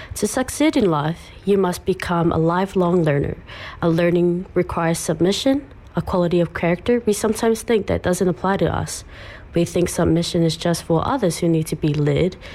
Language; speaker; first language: English; early bilingual, other home language; Samoan